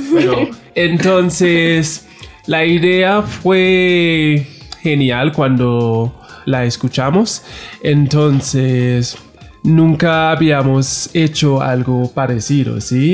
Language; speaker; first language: Spanish; non-native, fluent; English